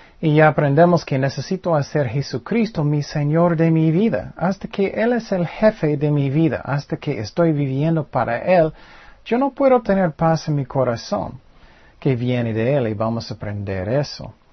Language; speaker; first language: Spanish; non-native, fluent; English